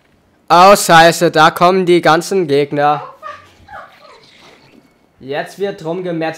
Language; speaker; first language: German; native; German